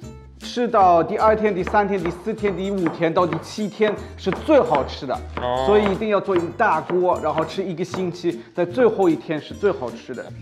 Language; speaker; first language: Chinese; non-native, fluent; German